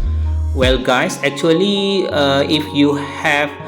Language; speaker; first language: English; non-native, learner; Indonesian